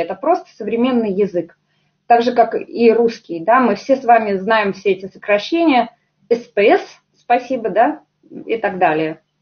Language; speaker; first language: Russian; native; Russian